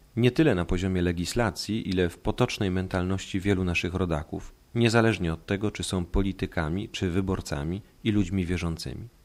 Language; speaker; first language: Polish; native; Polish